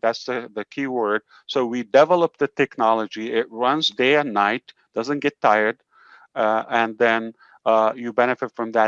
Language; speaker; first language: English; non-native, fluent; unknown